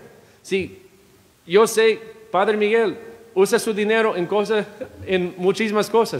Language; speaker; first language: Spanish; non-native, fluent; English